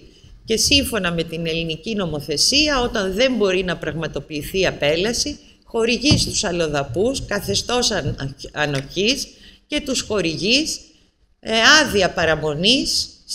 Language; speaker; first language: Greek; native; Greek